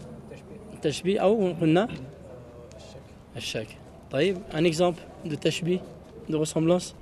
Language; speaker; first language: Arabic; non-native, fluent; French